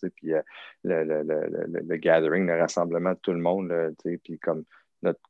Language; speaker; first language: French; native; French